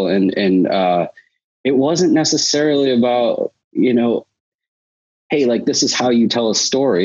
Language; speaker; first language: English; native; English